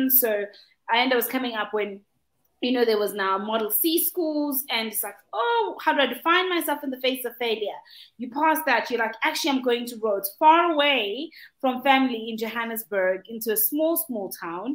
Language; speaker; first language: English; non-native, local second language; Zulu